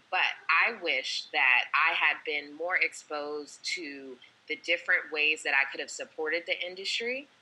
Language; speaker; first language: English; native; English